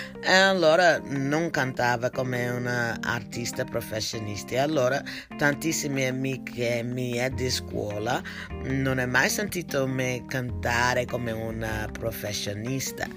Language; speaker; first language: Italian; non-native, learner; English